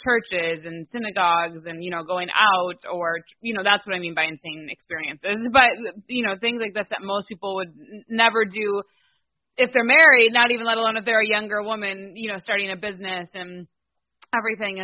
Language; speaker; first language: English; native; English